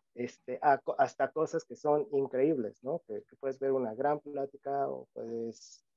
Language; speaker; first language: Spanish; native; Spanish